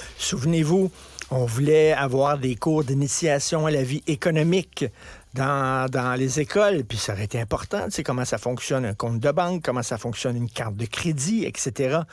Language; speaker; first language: French; native; French